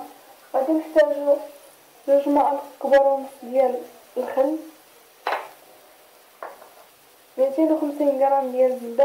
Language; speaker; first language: Arabic; native; Arabic